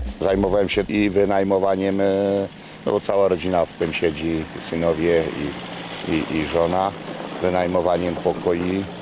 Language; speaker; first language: Polish; native; Polish